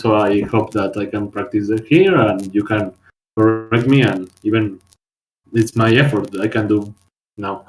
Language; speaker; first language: English; non-native, learner; Spanish